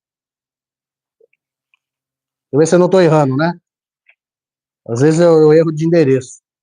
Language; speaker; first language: Portuguese; native; Portuguese